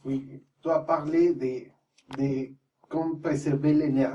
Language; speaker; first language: French; non-native, fluent; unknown